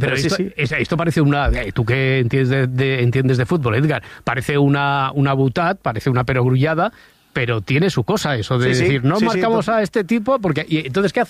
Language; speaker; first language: Spanish; native; Spanish